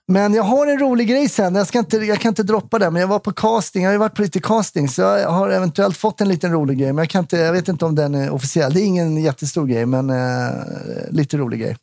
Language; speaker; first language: Swedish; native; Swedish